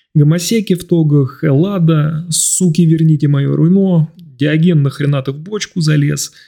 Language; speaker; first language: Russian; native; Russian